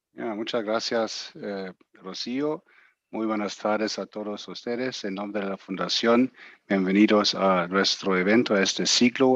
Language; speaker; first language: Spanish; non-native, fluent; German